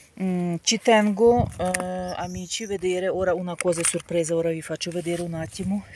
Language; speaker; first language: Italian; non-native, learner; Ukrainian